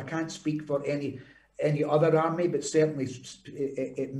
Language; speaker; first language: English; native; English